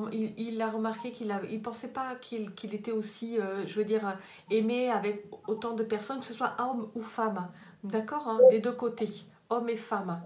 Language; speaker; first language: French; native; French